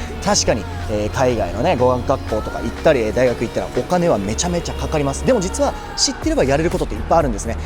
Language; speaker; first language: Japanese; native; Japanese